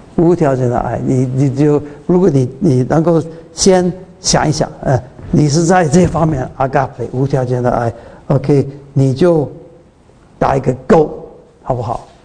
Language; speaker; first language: Chinese; early bilingual, heritage; Chinese